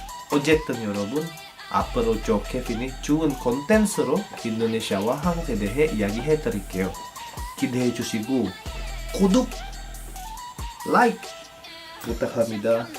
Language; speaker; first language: Korean; non-native, fluent; Indonesian